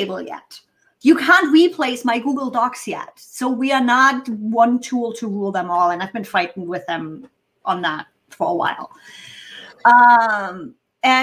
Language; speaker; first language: English; non-native, fluent; German